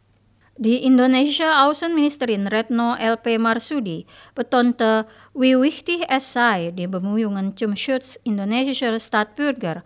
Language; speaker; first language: German; non-native, fluent; Indonesian